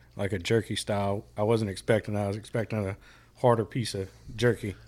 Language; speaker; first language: English; native; English